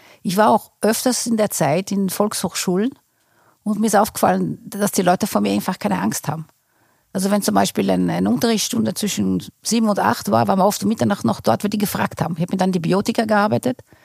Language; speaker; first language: German; non-native, fluent; Portuguese